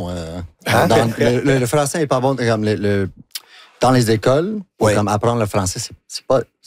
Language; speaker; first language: French; non-native, local second language; English